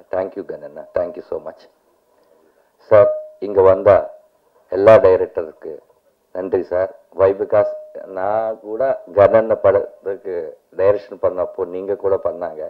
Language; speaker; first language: Tamil; non-native, learner; Telugu